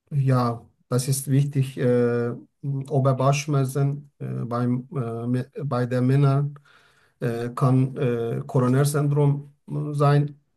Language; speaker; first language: German; non-native, learner; Turkish